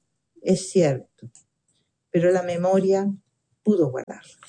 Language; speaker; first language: Spanish; native; Spanish